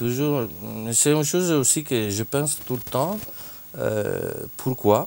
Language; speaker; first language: French; non-native, fluent; Italian